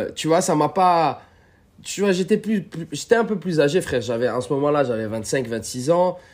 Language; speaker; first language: French; non-native, local second language; Arabic